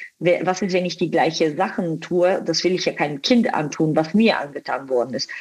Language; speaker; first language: German; non-native, fluent; Bulgarian